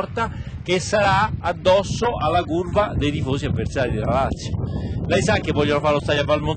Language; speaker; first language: Italian; native; Italian